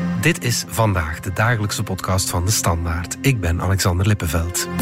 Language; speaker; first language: Dutch; native; Dutch